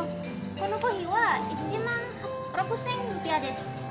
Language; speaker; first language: Japanese; non-native, learner; Indonesian